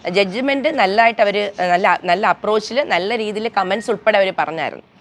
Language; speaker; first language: Malayalam; native; Malayalam